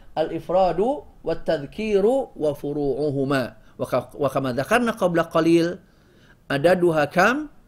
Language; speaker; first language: Arabic; non-native, fluent; Indonesian